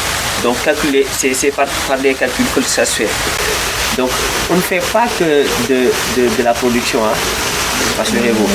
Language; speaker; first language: French; non-native, local second language; Wolof